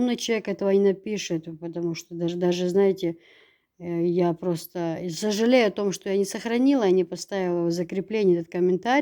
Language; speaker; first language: Russian; native; Russian